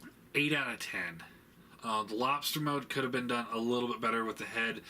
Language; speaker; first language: English; native; English